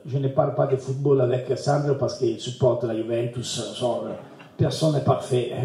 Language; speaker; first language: French; non-native, learner; Italian